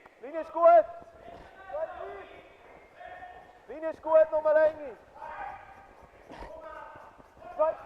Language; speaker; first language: German; native; German